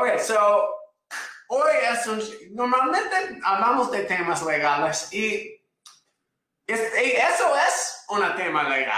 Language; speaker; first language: Spanish; non-native, fluent; English